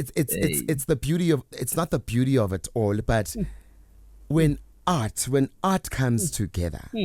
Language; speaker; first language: English; non-native, local second language; Zulu